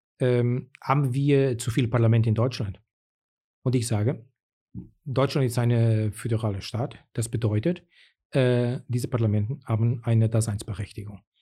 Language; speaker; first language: German; non-native, fluent; Portuguese